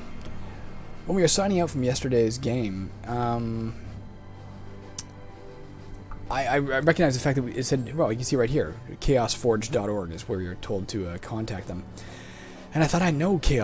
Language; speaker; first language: English; native; English